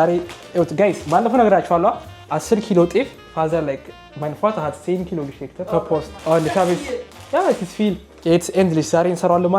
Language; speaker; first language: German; early bilingual, other home language; Amharic